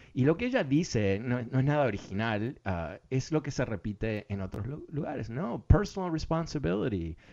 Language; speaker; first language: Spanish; early bilingual, other home language; English